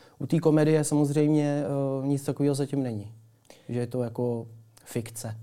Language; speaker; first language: Czech; early bilingual, other home language; Ukrainian